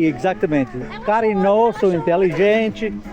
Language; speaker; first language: Portuguese; non-native, learner; English